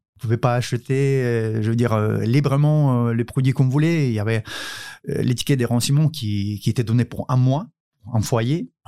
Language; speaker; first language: French; non-native, fluent; Ukrainian